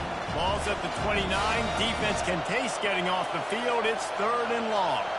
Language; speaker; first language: English; native; English